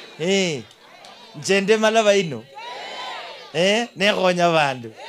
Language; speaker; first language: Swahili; non-native, local second language; Kalenjin